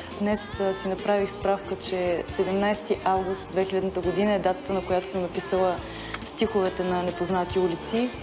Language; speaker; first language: Bulgarian; native; Bulgarian